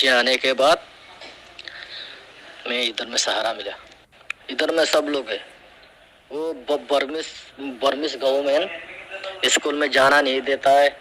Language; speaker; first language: Hindi; non-native, learner; Rohingya